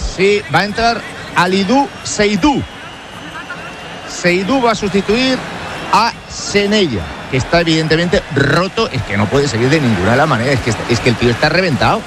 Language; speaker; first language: Spanish; native; Spanish